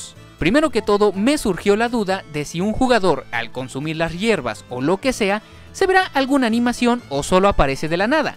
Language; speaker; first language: Spanish; native; Spanish